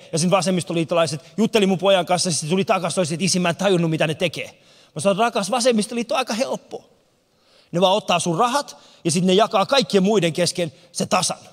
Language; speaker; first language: Finnish; early bilingual, other home language; Persian